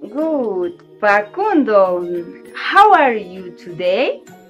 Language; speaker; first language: English; non-native, fluent; Spanish